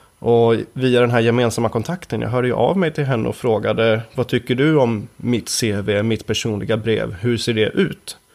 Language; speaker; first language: Swedish; native; Swedish